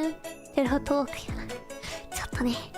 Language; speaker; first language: Japanese; non-native, learner; English